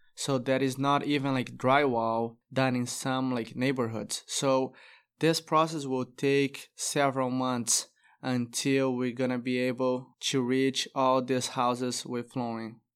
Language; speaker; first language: English; non-native, fluent; Portuguese